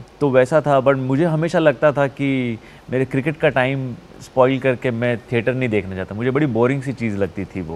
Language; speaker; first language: Hindi; non-native, local second language; Marathi